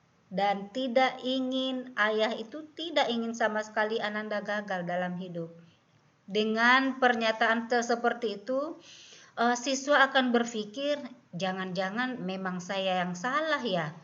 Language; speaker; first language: Indonesian; native; Indonesian